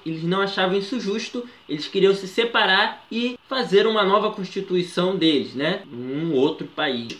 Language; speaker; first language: Portuguese; native; Portuguese